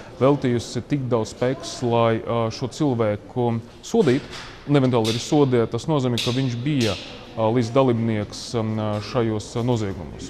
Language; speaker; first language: Latvian; non-native, local second language; Russian